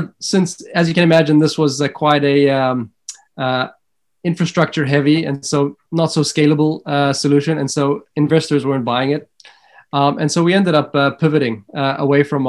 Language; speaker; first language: English; native; English